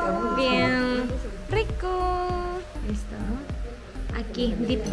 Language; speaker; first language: Spanish; non-native, learner; Japanese